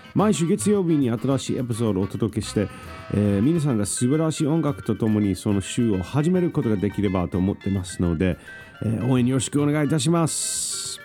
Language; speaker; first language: Japanese; non-native, fluent; English